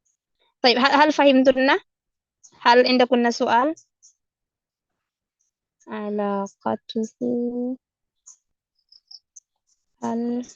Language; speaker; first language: Arabic; non-native, fluent; Indonesian